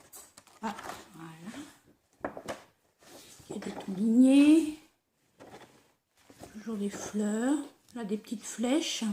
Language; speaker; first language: French; native; French